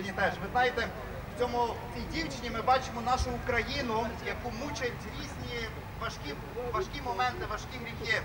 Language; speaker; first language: Ukrainian; native; Ukrainian